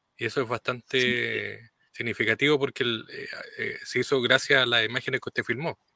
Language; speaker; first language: Spanish; native; Spanish